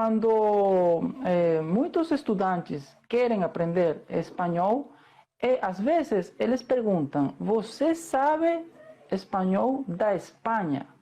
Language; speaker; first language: Portuguese; non-native, fluent; Spanish